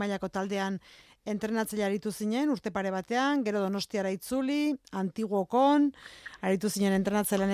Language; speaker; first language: Basque; native; Basque